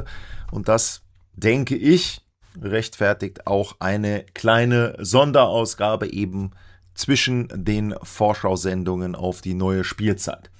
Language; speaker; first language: German; native; German